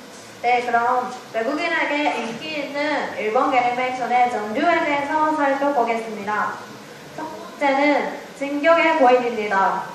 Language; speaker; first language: Korean; non-native, learner; Japanese